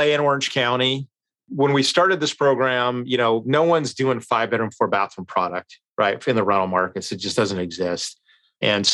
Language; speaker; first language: English; native; English